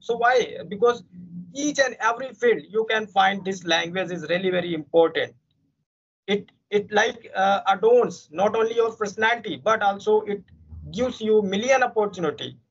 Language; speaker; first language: English; non-native, fluent; Hindi